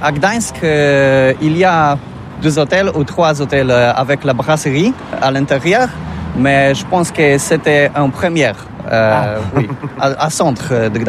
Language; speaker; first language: French; non-native, learner; Polish